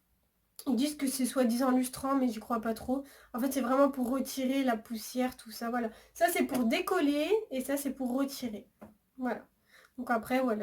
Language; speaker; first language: French; native; French